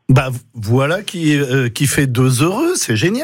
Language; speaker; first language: French; native; French